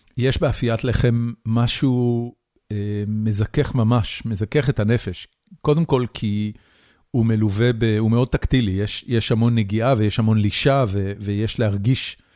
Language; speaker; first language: Hebrew; native; Hebrew